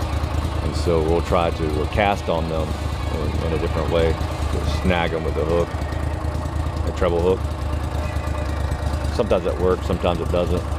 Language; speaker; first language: English; native; English